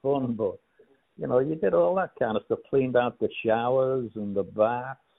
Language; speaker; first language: English; native; English